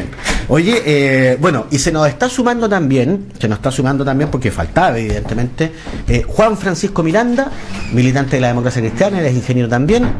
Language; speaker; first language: Spanish; native; Spanish